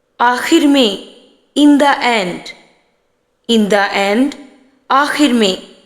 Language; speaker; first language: Urdu; native; Urdu